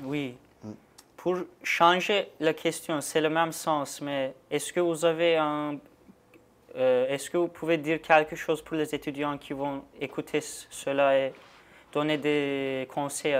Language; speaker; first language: French; non-native, learner; Turkish